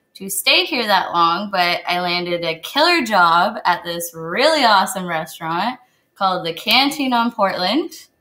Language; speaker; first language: English; native; English